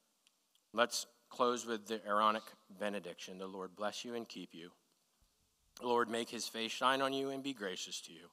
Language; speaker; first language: English; native; English